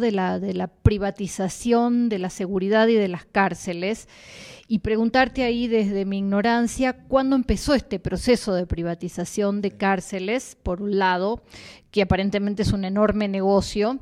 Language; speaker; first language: Spanish; native; Spanish